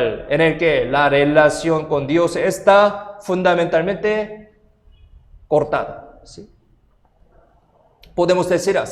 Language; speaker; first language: Spanish; non-native, fluent; Korean